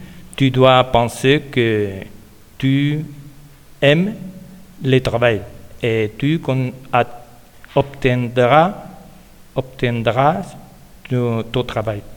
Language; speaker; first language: French; non-native, learner; Spanish